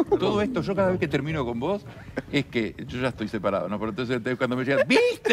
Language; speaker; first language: Spanish; native; Spanish